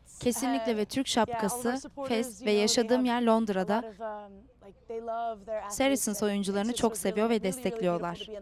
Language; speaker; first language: Turkish; non-native, learner; English